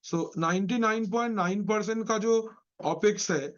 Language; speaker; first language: Hindi; non-native, local second language; Bangla